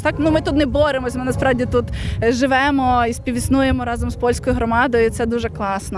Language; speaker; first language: Ukrainian; native; Ukrainian